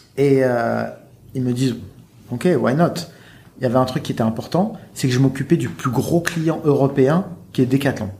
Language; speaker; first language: French; native; French